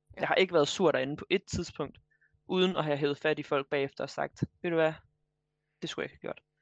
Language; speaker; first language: Danish; native; Danish